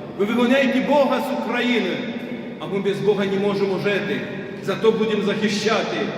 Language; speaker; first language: Ukrainian; non-native, local second language; Russian